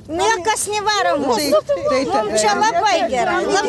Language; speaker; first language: Lithuanian; non-native, local second language; Russian